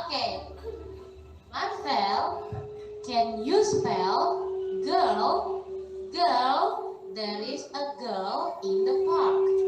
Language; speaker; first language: English; non-native, fluent; Indonesian